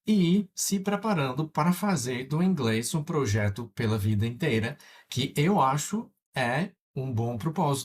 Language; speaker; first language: Portuguese; non-native, fluent; English